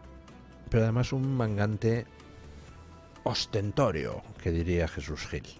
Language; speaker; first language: Spanish; native; Spanish